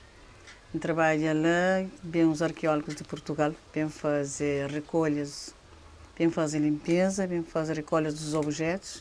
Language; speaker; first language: Portuguese; non-native, local second language; Kabuverdianu